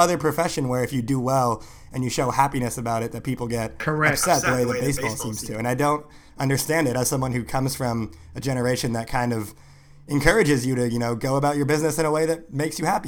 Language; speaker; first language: English; native; English